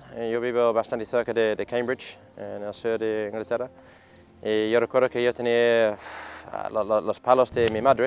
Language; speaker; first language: Spanish; non-native, fluent; English